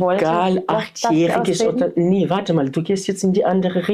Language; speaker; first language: German; non-native, fluent; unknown